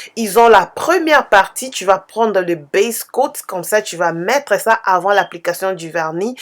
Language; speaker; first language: French; non-native, local second language; Lingala